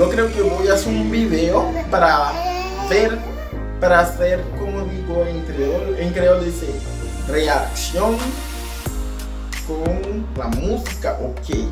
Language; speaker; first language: Spanish; non-native, learner; Haitian Creole